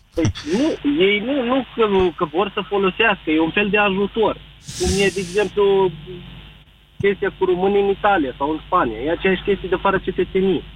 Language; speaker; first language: Romanian; early bilingual, heritage; Arabic